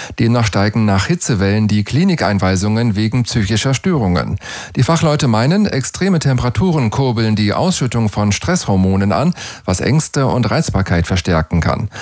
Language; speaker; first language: German; native; German